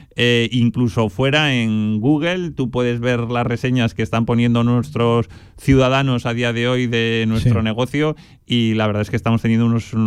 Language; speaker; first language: Spanish; native; Spanish